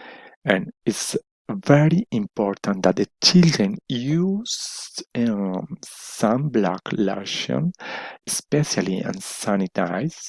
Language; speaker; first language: English; non-native, learner; Spanish